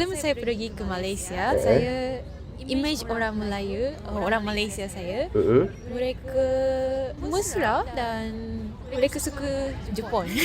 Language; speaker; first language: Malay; non-native, fluent; Japanese